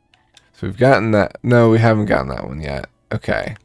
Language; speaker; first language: English; native; English